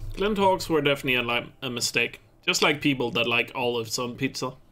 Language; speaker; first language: English; non-native, fluent; Danish